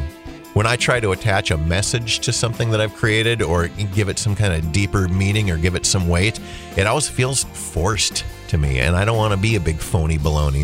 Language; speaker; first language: English; native; English